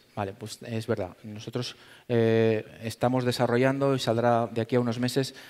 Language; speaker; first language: Spanish; native; Spanish